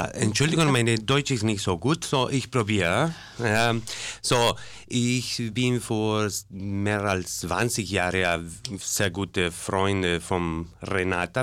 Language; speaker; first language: German; non-native, learner; Spanish